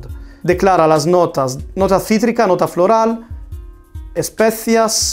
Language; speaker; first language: Spanish; non-native, fluent; Italian